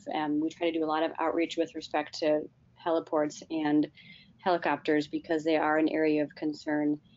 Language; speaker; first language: English; native; English